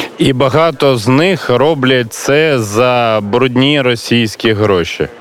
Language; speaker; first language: Ukrainian; native; Ukrainian